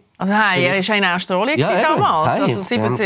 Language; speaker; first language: German; native; German